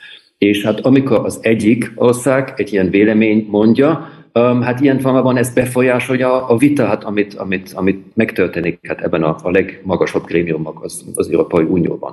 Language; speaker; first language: Hungarian; early bilingual, heritage; German